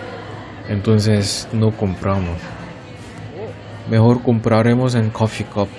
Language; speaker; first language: Spanish; non-native, learner; Korean